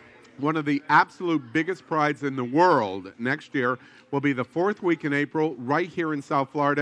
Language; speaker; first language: English; native; English